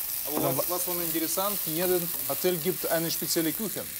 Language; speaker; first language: German; non-native, learner; Russian